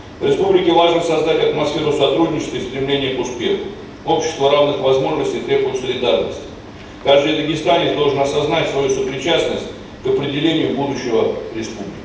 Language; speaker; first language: Russian; native; Russian